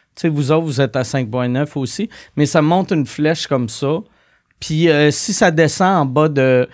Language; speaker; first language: French; native; French